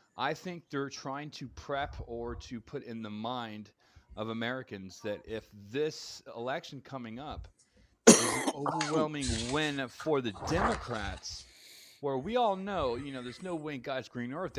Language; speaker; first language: English; native; English